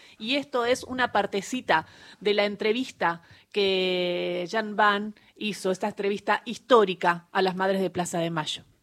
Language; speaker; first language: Spanish; native; Spanish